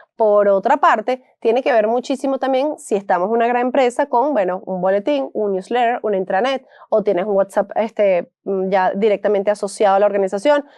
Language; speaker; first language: Spanish; native; Spanish